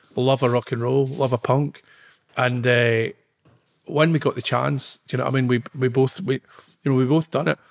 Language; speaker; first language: English; native; English